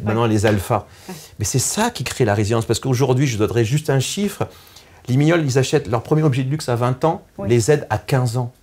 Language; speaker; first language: French; native; French